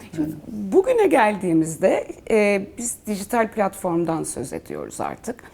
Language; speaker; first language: Turkish; native; Turkish